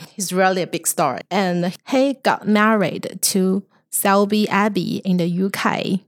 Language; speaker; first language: English; non-native, fluent; Chinese